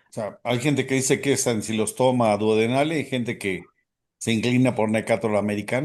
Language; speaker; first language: Spanish; native; Spanish